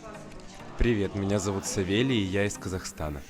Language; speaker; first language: Russian; native; Russian